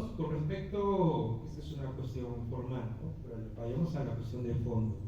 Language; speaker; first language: Spanish; native; Spanish